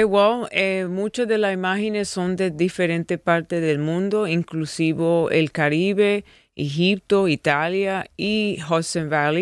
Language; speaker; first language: Spanish; early bilingual, heritage; English